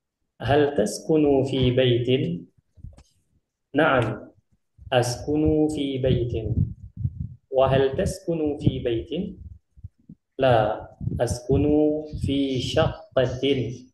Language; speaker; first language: Arabic; non-native, fluent; Indonesian